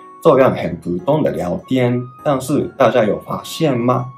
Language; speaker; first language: Chinese; non-native, fluent; Japanese